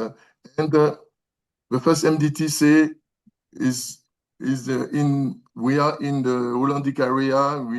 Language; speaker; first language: English; non-native, learner; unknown